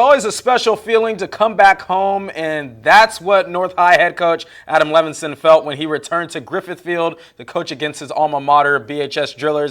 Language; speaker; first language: English; native; English